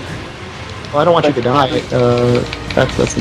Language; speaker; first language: English; native; English